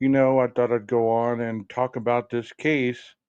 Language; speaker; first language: English; native; English